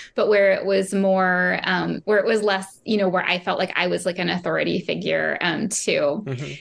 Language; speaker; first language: English; native; English